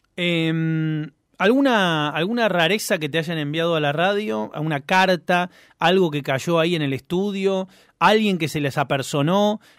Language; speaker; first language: Spanish; native; Spanish